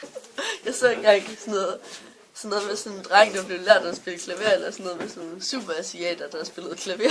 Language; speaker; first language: Danish; native; Danish